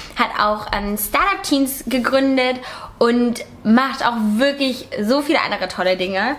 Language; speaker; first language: German; native; German